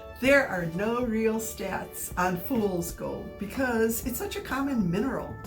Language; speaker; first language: English; native; English